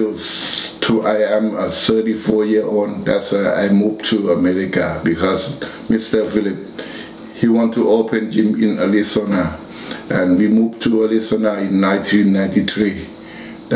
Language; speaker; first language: English; non-native, learner; Thai